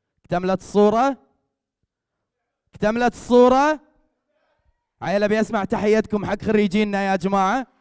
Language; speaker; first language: Arabic; native; Arabic